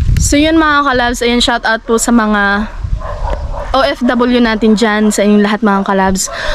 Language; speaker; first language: Filipino; non-native, local second language; Masbatenyo